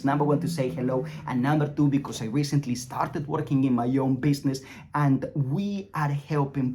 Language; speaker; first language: English; non-native, fluent; Spanish